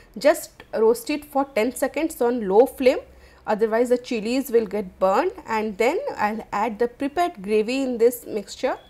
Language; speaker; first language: English; non-native, local second language; Odia